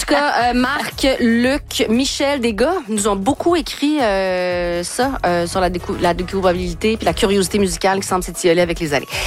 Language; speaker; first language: French; native; French